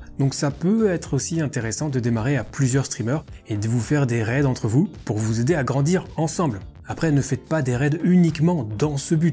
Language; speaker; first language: French; native; French